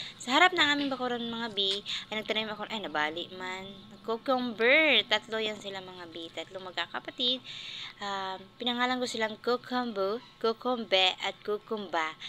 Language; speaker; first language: Filipino; non-native, local second language; Cebuano